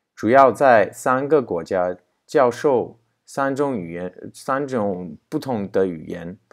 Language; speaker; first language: Chinese; non-native, fluent; English